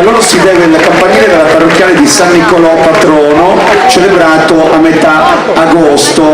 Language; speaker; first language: Italian; native; Italian